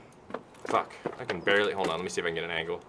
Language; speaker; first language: English; native; English